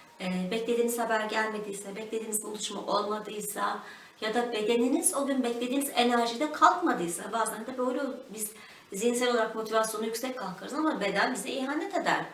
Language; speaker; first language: Turkish; native; Turkish